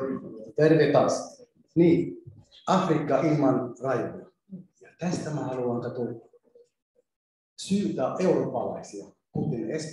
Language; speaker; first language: Finnish; non-native, learner; Arabic